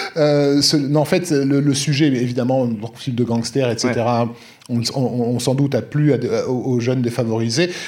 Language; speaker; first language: French; native; French